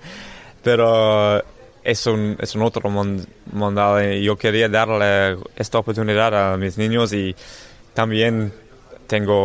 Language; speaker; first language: Spanish; non-native, learner; English